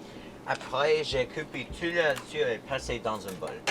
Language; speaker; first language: French; non-native, learner; English